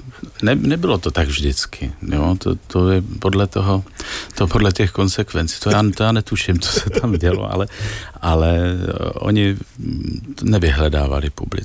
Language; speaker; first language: Czech; native; Czech